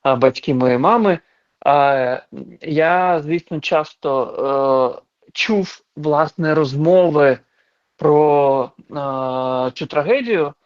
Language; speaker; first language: Ukrainian; non-native, local second language; Crimean Tatar